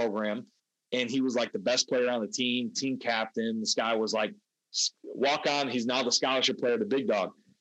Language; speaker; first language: English; native; English